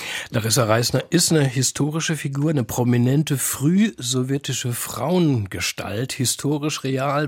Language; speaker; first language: German; native; German